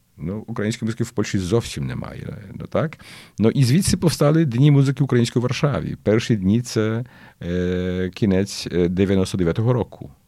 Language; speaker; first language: Ukrainian; early bilingual, heritage; Ukrainian